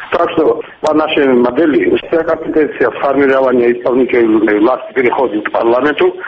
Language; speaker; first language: Russian; non-native, local second language; Georgian